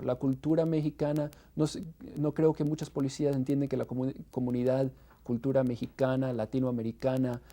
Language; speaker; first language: Spanish; non-native, fluent; English